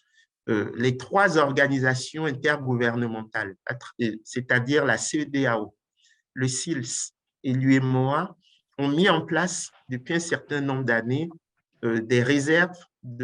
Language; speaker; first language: French; non-native, local second language; Ewe